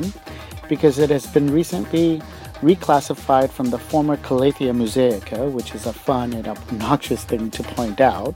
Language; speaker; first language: English; native; English